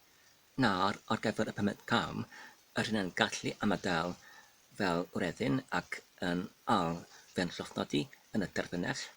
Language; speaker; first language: Welsh; non-native, learner; Polish